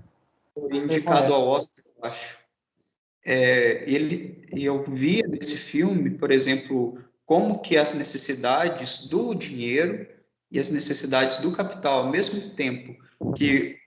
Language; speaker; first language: Portuguese; native; Portuguese